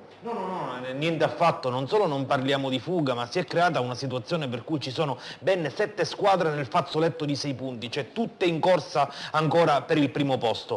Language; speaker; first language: Italian; native; Italian